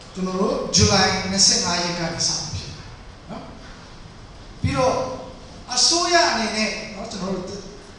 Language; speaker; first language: Burmese; non-native, local second language; Tedim Chin